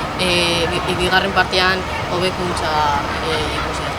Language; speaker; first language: Basque; non-native, local second language; Spanish